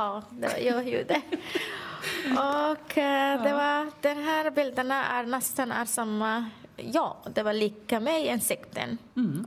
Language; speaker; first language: Swedish; non-native, learner; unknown